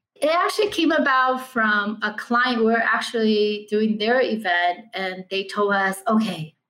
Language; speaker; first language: English; early bilingual, other home language; Chinese